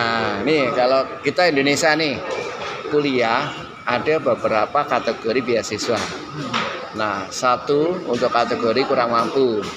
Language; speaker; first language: Indonesian; native; Indonesian